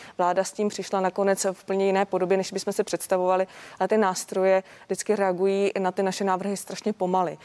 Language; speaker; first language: Czech; native; Czech